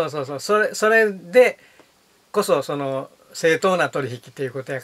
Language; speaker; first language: Japanese; native; Japanese